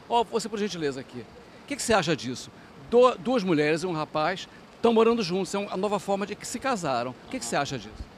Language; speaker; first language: Portuguese; native; Portuguese